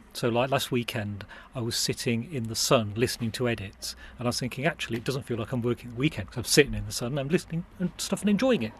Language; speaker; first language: English; early bilingual, other home language; Hindi